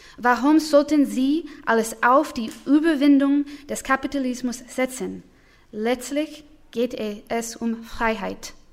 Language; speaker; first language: German; non-native, learner; English